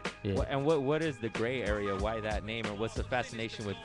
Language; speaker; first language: English; native; English